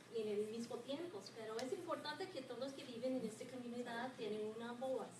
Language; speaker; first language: Spanish; non-native, learner; English